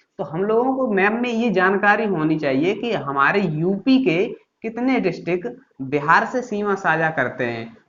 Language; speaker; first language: Hindi; native; Hindi